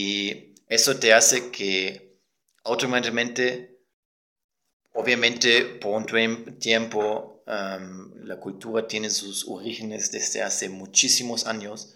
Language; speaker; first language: Spanish; non-native, fluent; German